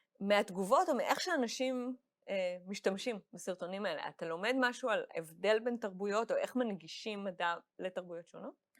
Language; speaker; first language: Hebrew; native; Hebrew